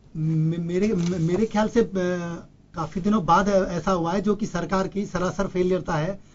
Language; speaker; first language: Hindi; native; Hindi